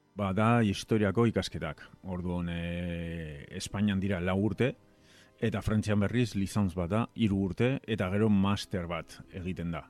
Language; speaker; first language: Basque; non-native, local second language; Spanish